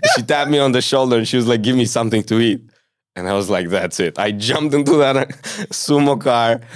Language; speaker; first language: English; early bilingual, other home language; Hebrew